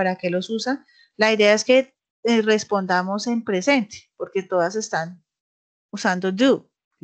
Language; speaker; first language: Spanish; native; Spanish